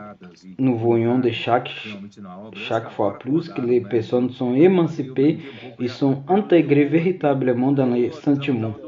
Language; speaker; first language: French; non-native, learner; Portuguese